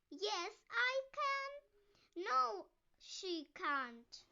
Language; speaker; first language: English; non-native, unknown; Ukrainian